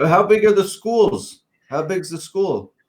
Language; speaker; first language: English; native; English